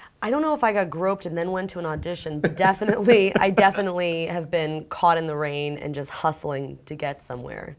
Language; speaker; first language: English; early bilingual, other home language; Ukrainian